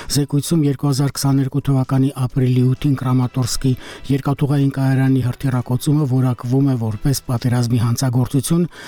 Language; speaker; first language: Armenian; native; Armenian